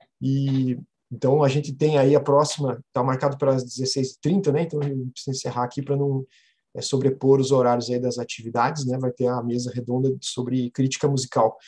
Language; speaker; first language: Portuguese; native; Portuguese